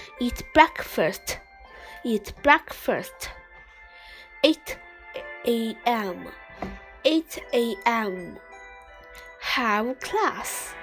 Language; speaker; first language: English; non-native, fluent; Chinese